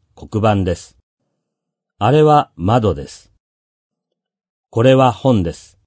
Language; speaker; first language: Japanese; non-native, learner; Russian